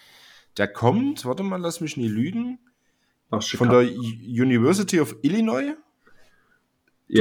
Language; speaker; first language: German; native; German